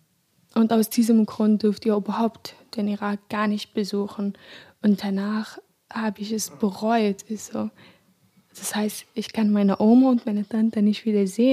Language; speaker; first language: German; non-native, fluent; Arabic